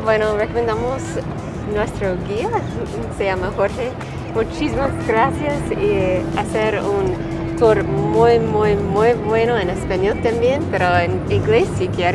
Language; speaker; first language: Spanish; non-native, fluent; English